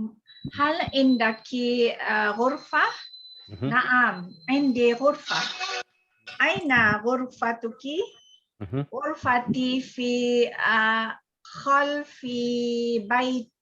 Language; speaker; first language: Arabic; non-native, learner; Malay